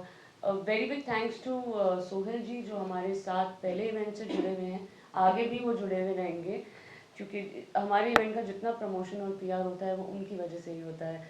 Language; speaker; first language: Hindi; native; Hindi